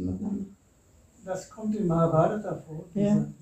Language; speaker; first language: German; non-native, fluent; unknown